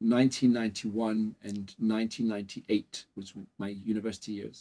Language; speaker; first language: English; native; English